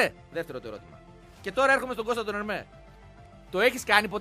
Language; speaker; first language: Greek; native; Greek